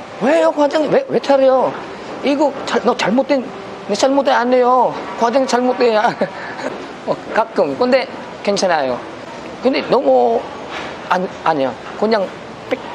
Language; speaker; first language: Korean; non-native, learner; Filipino